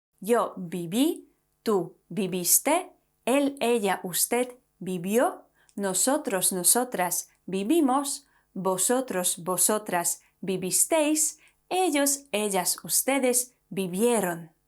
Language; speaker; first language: Spanish; non-native, fluent; Polish